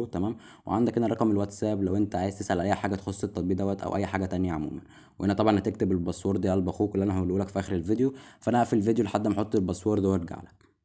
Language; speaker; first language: Arabic; native; Arabic